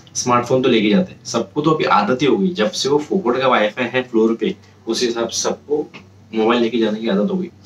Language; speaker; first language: Hindi; native; Hindi